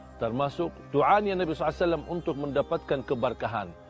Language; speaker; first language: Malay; non-native, fluent; Arabic